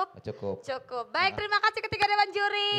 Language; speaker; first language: Indonesian; native; Indonesian